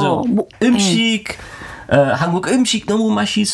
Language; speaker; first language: Korean; non-native, learner; German